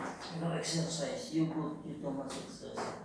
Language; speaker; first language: English; non-native, learner; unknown